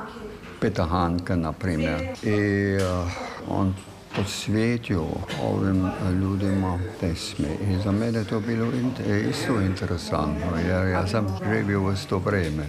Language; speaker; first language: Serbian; non-native, fluent; German